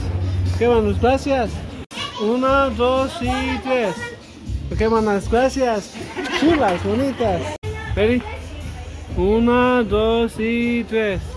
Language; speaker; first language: Spanish; early bilingual, heritage; Spanish